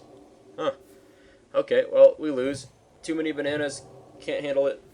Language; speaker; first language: English; native; English